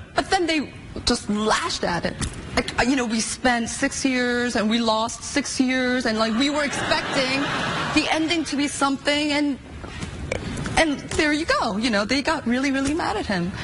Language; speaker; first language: English; early bilingual, other home language; Korean